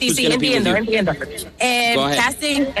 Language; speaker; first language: Spanish; non-native, learner; English